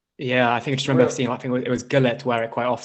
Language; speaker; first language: English; native; English